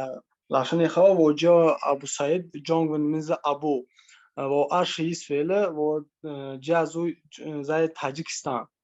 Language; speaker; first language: Chinese; non-native, learner; Tajik